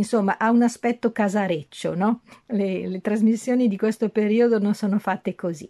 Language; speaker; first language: Italian; native; Italian